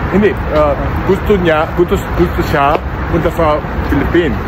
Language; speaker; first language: Filipino; non-native, learner; Korean